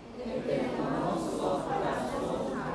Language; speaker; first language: Italian; non-native, learner; Chinese